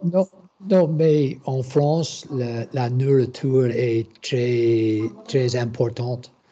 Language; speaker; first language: French; non-native, learner; English